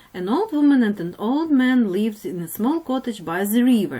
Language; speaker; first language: English; non-native, fluent; Ukrainian